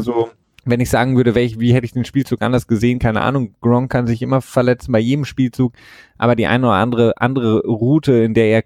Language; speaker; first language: German; native; German